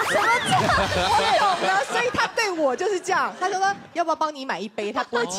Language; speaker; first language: Chinese; native; Chinese